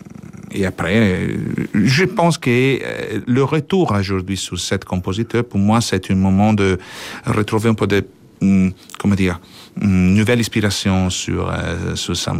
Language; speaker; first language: French; non-native, fluent; Italian